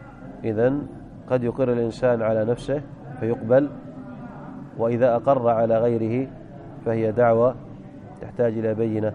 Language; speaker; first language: Arabic; native; Arabic